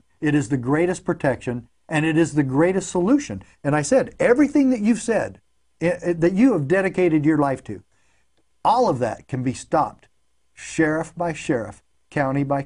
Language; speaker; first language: English; native; English